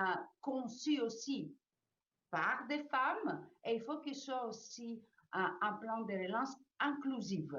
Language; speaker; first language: French; non-native, fluent; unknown